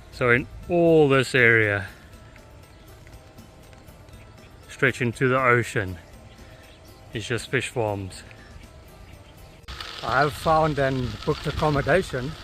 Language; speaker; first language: English; native; English